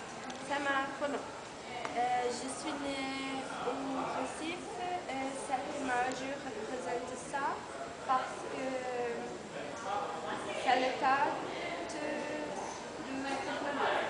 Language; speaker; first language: French; non-native, learner; Portuguese